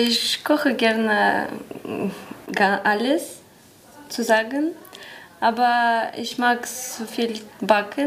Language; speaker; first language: German; non-native, learner; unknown